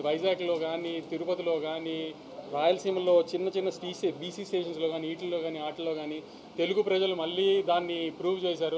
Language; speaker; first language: Telugu; native; Telugu